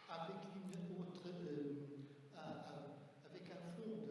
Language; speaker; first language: French; non-native, fluent; Portuguese